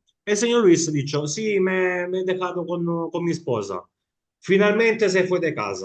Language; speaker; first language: Spanish; non-native, fluent; Italian